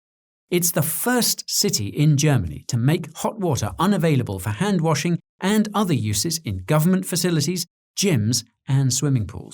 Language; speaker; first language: English; native; English